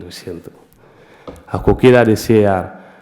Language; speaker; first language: Spanish; non-native, learner; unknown